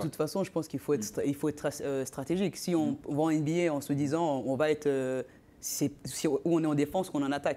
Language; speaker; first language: French; native; French